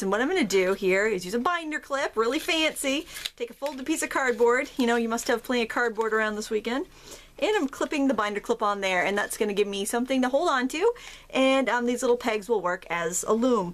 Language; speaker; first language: English; native; English